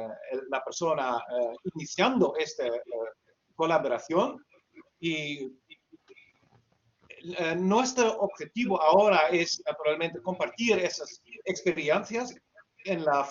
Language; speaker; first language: Spanish; non-native, learner; Dutch